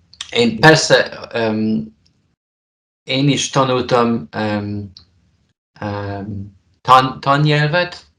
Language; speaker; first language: Hungarian; non-native, learner; Polish